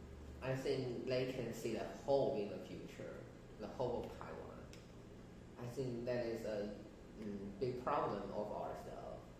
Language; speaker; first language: English; non-native, learner; Chinese